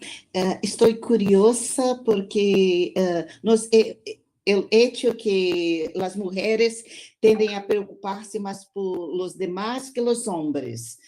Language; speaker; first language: Spanish; non-native, fluent; Portuguese